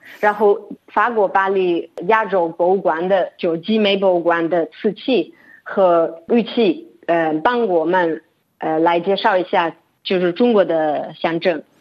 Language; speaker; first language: Chinese; non-native, fluent; French